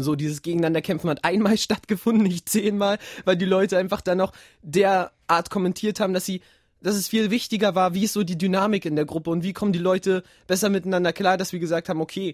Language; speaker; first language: German; native; German